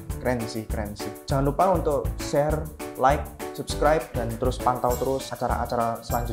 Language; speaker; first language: Indonesian; native; Indonesian